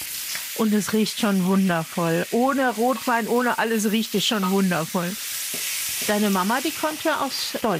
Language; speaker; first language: German; native; German